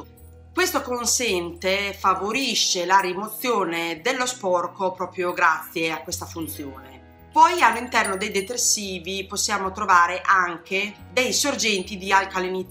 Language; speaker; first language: Italian; native; Italian